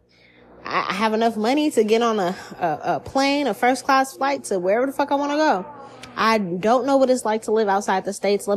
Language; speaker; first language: English; native; English